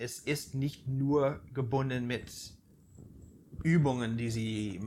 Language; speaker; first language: German; non-native, fluent; English